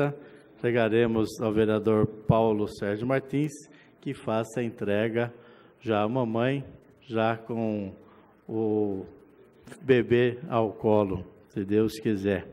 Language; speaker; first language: Portuguese; native; Portuguese